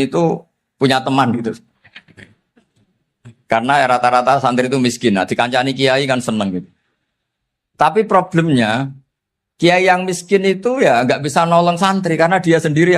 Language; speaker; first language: Indonesian; non-native, local second language; Javanese